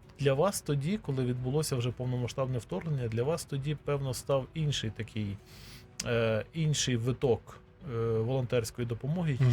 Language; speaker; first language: Ukrainian; native; Ukrainian